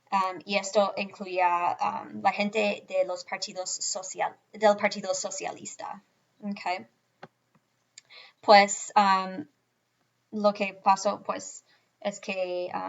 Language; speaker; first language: Spanish; non-native, fluent; English